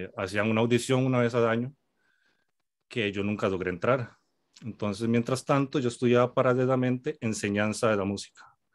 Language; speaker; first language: Spanish; native; Spanish